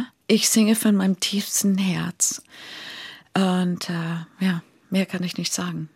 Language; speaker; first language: German; non-native, fluent; English